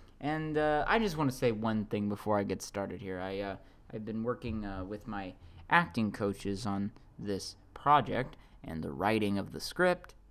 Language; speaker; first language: English; native; English